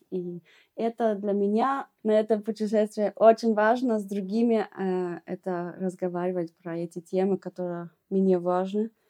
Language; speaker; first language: Russian; early bilingual, heritage; Russian